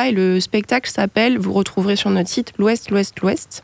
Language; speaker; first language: French; native; French